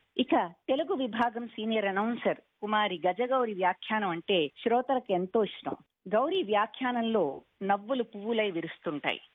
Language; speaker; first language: Telugu; native; Telugu